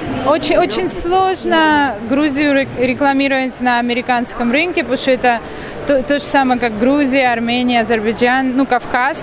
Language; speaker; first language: Russian; non-native, local second language; Georgian